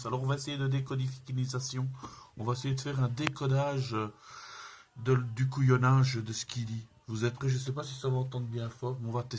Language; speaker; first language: French; native; French